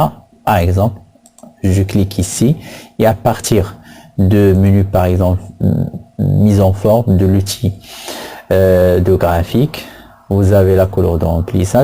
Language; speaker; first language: French; non-native, local second language; Arabic